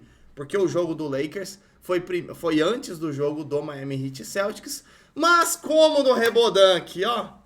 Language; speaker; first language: Portuguese; native; Portuguese